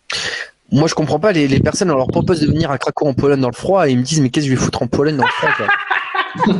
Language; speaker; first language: French; native; French